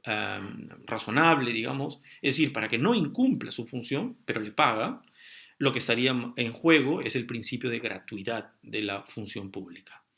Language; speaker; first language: Spanish; native; Spanish